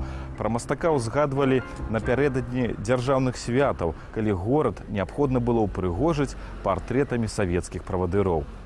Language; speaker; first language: Belarusian; native; Belarusian